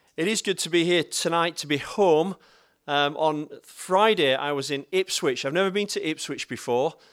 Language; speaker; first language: English; native; English